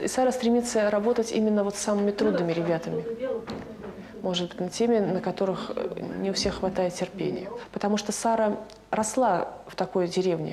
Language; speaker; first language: Russian; native; Russian